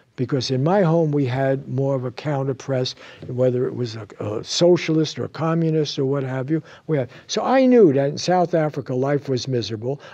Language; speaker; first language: English; native; English